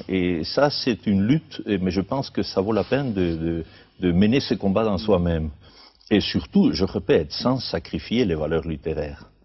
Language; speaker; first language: French; non-native, fluent; Spanish